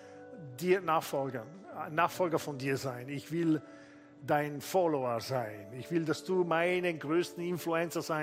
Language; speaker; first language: German; non-native, fluent; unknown